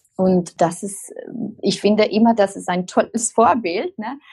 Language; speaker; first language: German; non-native, fluent; Spanish